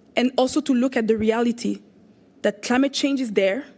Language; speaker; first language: English; non-native, local second language; French